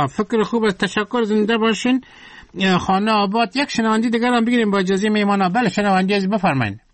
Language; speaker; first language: Persian; native; Persian